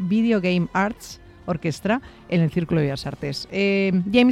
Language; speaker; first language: Spanish; native; Spanish